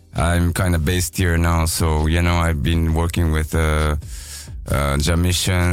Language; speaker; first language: English; non-native, fluent; Japanese